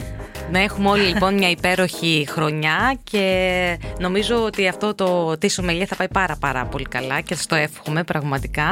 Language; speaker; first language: Greek; native; Greek